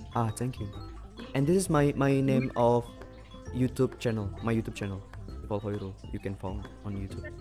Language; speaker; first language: English; non-native, fluent; Indonesian